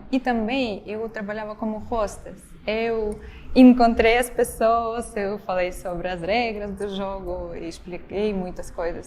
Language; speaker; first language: Portuguese; non-native, fluent; Ukrainian